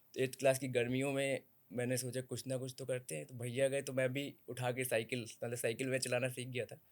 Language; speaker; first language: Hindi; native; Hindi